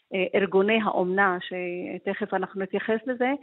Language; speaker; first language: Hebrew; native; Hebrew